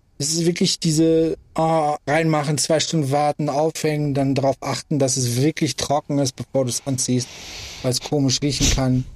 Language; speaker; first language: German; early bilingual, other home language; Persian